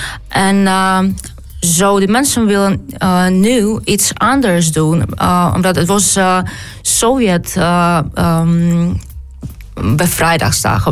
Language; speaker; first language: Dutch; non-native, learner; Ukrainian